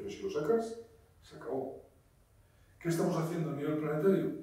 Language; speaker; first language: Spanish; native; Spanish